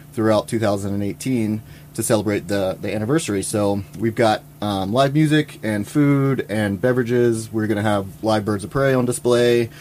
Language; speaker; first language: English; native; English